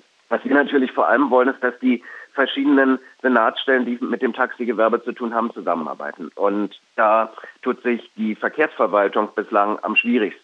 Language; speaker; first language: German; native; German